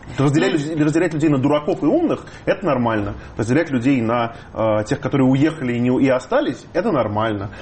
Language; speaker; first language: Russian; native; Russian